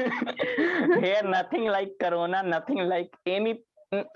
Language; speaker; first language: English; non-native, learner; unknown